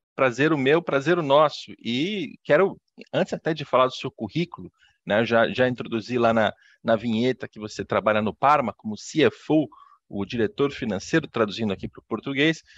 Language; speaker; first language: Portuguese; native; Portuguese